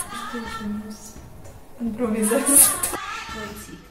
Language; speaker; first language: Romanian; early bilingual, heritage; Croatian